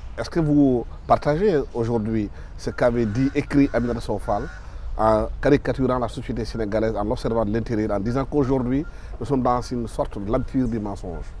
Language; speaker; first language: French; non-native, local second language; Wolof